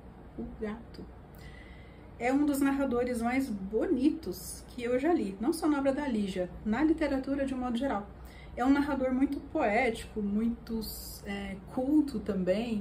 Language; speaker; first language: Portuguese; native; Portuguese